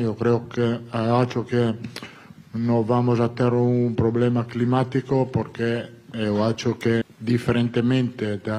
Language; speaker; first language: Portuguese; non-native, learner; Italian